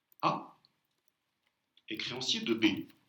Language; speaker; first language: French; native; French